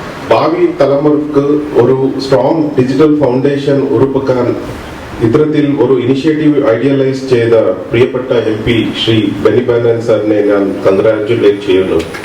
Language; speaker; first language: Malayalam; native; Malayalam